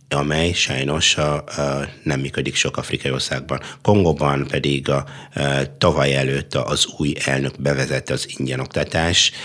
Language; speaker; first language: Hungarian; non-native, fluent; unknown